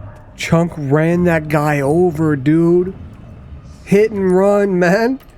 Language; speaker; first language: English; native; English